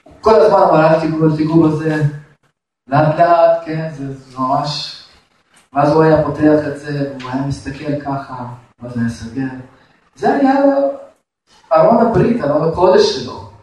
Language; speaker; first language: Hebrew; non-native, fluent; Russian